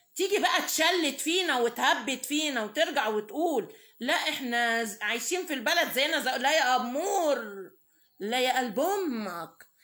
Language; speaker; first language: Egyptian Arabic; native; Egyptian Arabic